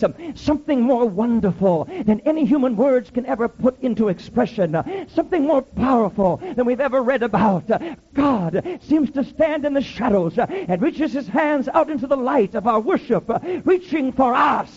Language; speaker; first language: English; native; English